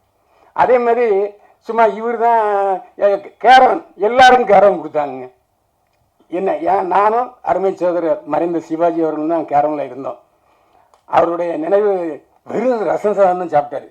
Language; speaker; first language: Tamil; native; Tamil